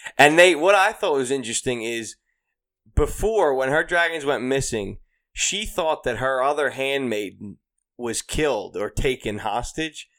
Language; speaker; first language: English; native; English